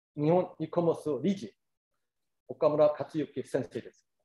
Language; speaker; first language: Japanese; non-native, fluent; Korean